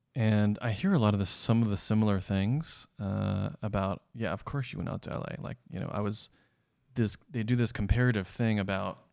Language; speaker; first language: English; native; English